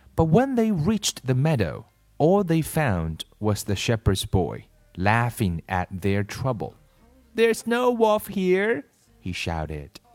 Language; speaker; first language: English; non-native, fluent; Chinese